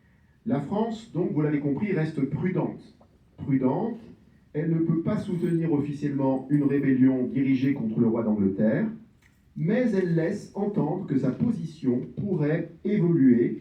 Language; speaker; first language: French; native; French